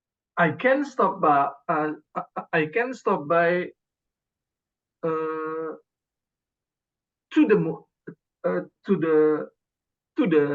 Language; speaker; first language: English; non-native, learner; Indonesian